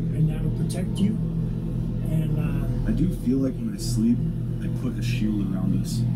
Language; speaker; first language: English; native; English